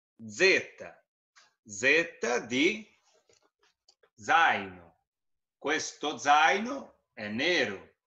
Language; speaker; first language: Italian; non-native, fluent; Portuguese